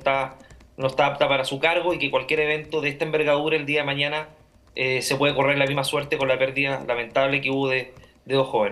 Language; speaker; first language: Spanish; native; Spanish